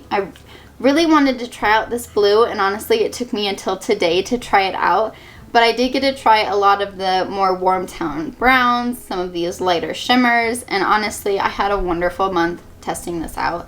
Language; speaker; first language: English; native; English